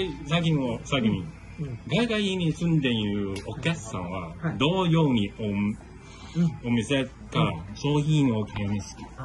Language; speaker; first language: Japanese; non-native, learner; English